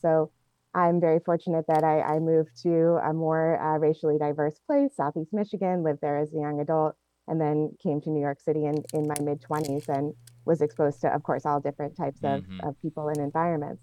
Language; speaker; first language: English; native; English